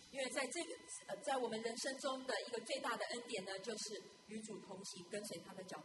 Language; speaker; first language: Chinese; native; Chinese